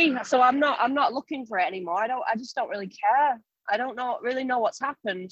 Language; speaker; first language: English; native; English